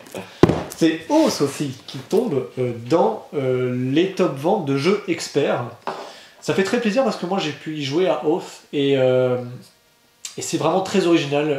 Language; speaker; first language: French; native; French